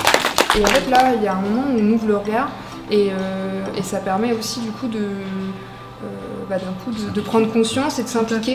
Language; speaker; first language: French; native; French